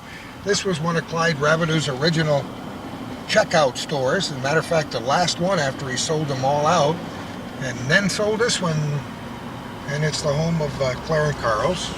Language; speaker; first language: English; native; English